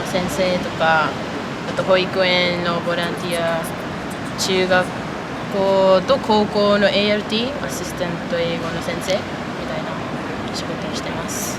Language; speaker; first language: Japanese; non-native, fluent; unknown